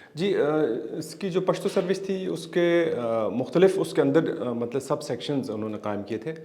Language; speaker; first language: Urdu; native; Urdu